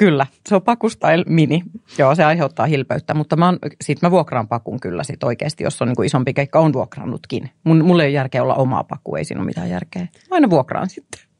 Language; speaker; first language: Finnish; native; Finnish